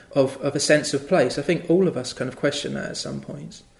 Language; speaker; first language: English; native; English